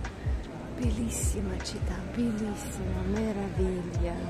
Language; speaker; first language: Italian; non-native, learner; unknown